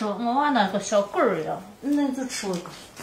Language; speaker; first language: Chinese; native; Chinese